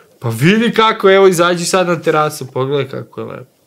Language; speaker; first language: Serbian; native; Serbian